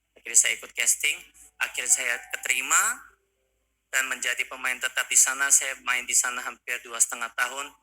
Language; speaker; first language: Indonesian; non-native, fluent; Korean